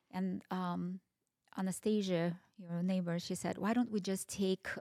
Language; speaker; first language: English; non-native, fluent; Russian